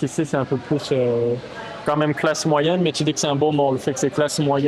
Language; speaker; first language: French; native; French